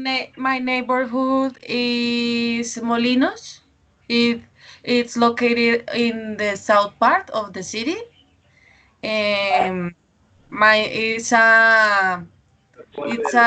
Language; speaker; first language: English; non-native, learner; Spanish